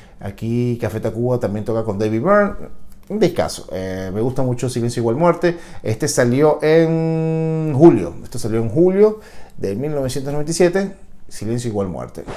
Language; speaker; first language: Spanish; native; Spanish